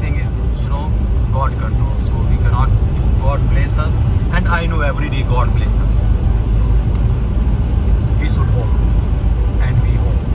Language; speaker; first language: English; non-native, local second language; Hindi